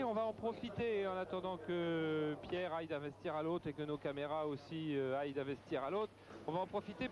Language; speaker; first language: French; native; French